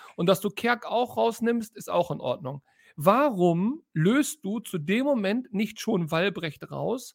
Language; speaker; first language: German; native; German